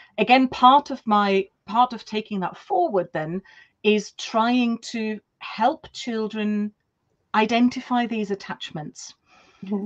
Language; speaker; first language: English; non-native, fluent; German